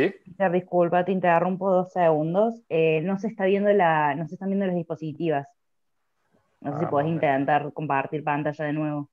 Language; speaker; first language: Spanish; native; Spanish